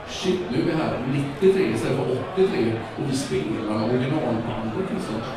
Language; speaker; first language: Swedish; native; Swedish